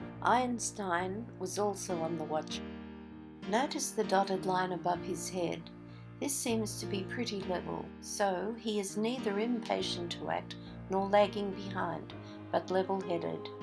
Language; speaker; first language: English; native; English